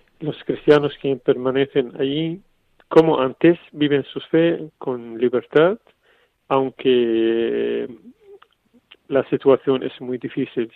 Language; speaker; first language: Spanish; non-native, fluent; Arabic